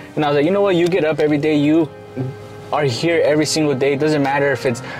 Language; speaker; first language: English; early bilingual, other home language; Spanish